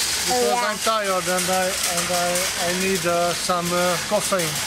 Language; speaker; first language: English; non-native, learner; Hungarian